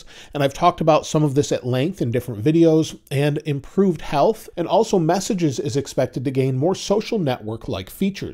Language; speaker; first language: English; native; English